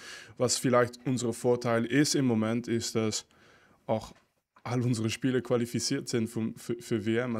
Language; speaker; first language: German; non-native, fluent; French